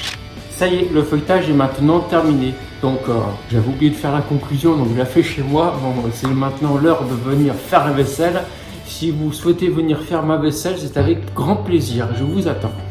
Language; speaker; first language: French; native; French